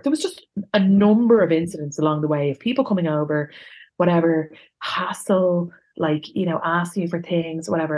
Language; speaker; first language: English; native; English